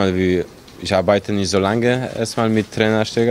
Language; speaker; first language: German; non-native, fluent; Polish